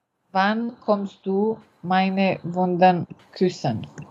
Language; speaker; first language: German; non-native, learner; French